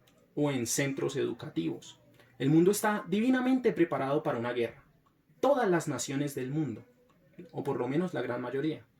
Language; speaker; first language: Spanish; native; Spanish